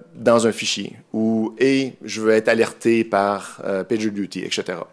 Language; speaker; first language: French; native; French